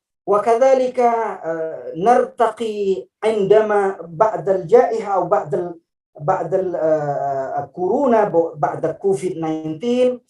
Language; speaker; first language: Arabic; non-native, fluent; Indonesian